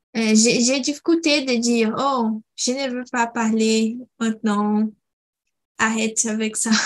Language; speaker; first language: French; non-native, learner; Portuguese